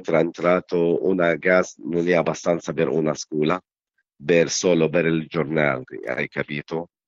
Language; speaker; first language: Italian; non-native, learner; Arabic